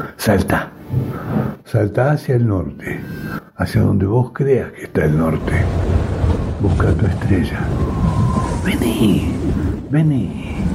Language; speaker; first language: Spanish; native; Spanish